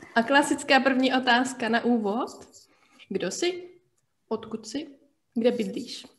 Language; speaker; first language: Czech; native; Czech